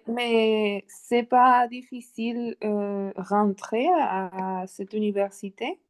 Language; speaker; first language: French; non-native, learner; Spanish